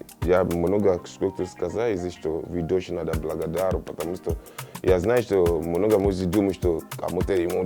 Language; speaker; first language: Russian; non-native, learner; Yoruba